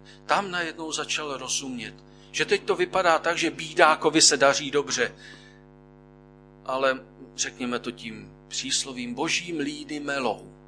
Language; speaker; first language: Czech; native; Czech